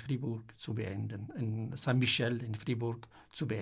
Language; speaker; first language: German; non-native, fluent; Arabic